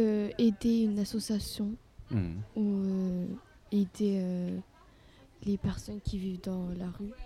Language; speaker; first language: French; early bilingual, other home language; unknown